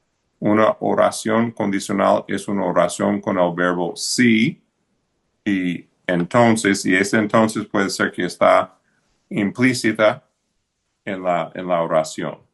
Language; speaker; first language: Spanish; non-native, fluent; English